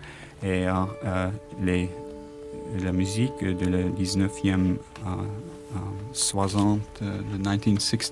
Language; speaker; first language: French; non-native, learner; English